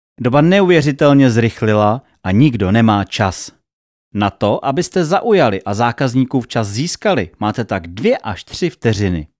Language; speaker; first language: Czech; native; Czech